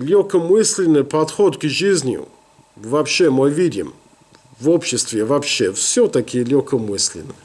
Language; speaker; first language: Russian; non-native, learner; English